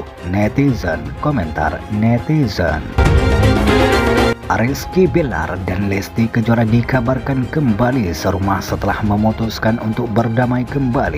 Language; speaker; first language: Indonesian; native; Indonesian